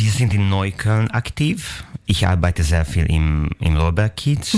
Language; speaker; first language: German; non-native, fluent; Hungarian